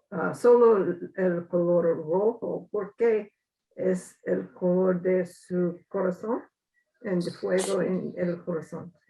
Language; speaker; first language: Spanish; non-native, learner; English